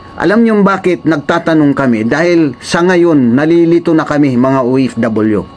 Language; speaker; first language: Filipino; non-native, local second language; Waray